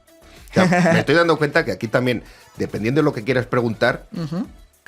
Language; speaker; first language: Spanish; native; Spanish